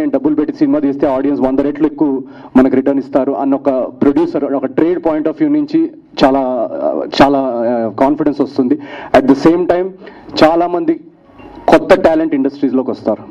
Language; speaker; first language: Telugu; native; Telugu